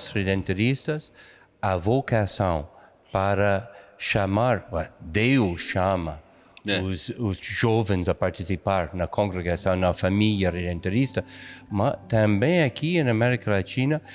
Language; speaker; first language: Portuguese; non-native, fluent; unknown